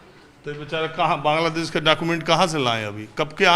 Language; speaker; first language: Hindi; native; Hindi